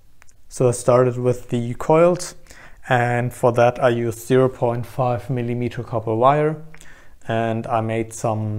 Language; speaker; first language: English; non-native, fluent; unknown